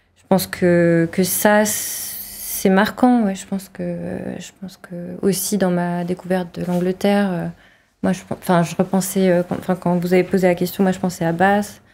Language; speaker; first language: French; native; French